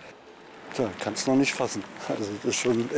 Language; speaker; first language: German; native; German